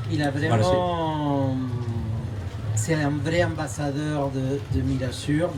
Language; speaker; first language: French; non-native, fluent; Spanish